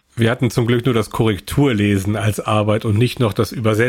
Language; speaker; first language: German; native; German